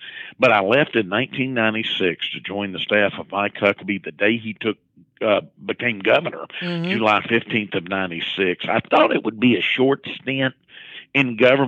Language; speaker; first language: English; native; English